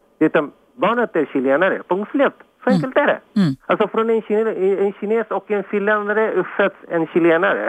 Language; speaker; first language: Swedish; non-native, fluent; Spanish